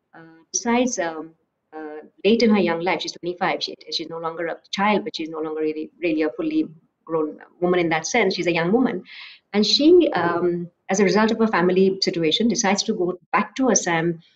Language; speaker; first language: English; non-native, local second language; Assamese